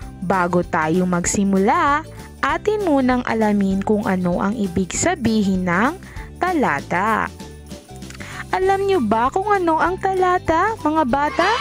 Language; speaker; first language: Filipino; non-native, local second language; Maranao